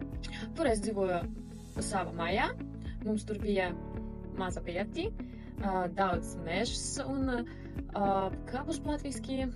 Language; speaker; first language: Latvian; early bilingual, heritage; Russian